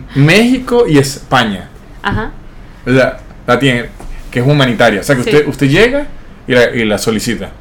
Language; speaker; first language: Spanish; native; Spanish